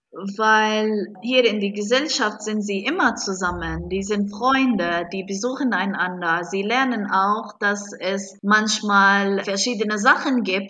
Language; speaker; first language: German; non-native, fluent; Arabic